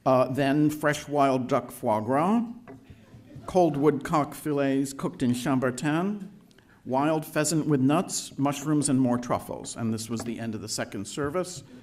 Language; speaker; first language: English; native; English